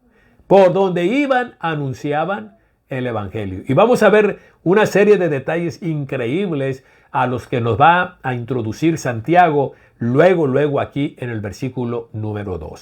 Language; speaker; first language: Spanish; native; Spanish